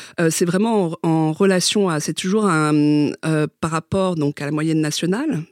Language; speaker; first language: French; early bilingual, other home language; Vietnamese